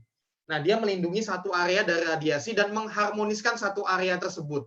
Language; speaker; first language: Indonesian; native; Indonesian